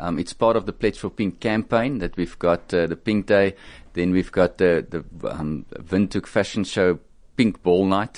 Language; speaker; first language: English; non-native, local second language; Afrikaans